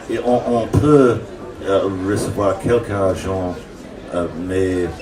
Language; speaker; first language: French; non-native, fluent; English